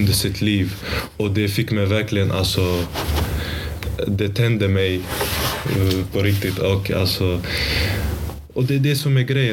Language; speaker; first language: Swedish; early bilingual, other home language; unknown